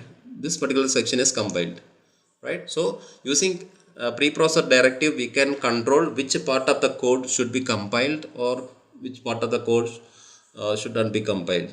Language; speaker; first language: English; non-native, local second language; Tamil